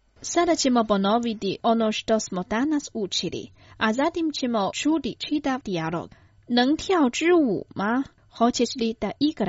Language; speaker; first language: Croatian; non-native, fluent; Chinese